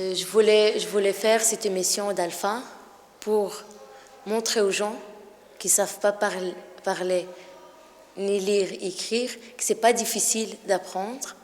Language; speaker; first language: French; non-native, learner; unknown